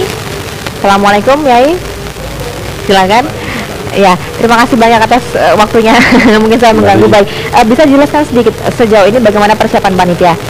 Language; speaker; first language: Indonesian; native; Indonesian